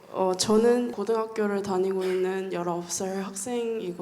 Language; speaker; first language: Korean; native; Korean